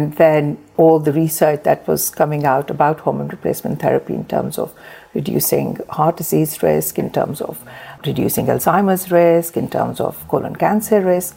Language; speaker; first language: English; non-native, local second language; Urdu